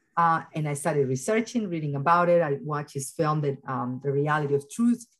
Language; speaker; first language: English; early bilingual, other home language; Spanish